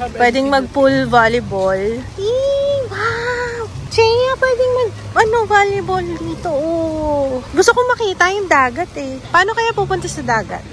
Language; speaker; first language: Filipino; native; Filipino